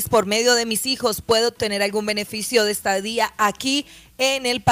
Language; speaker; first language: Spanish; native; Spanish